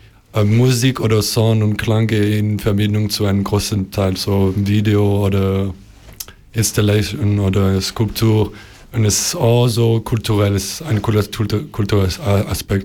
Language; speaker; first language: German; non-native, learner; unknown